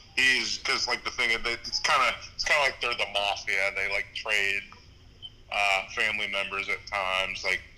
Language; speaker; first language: English; native; English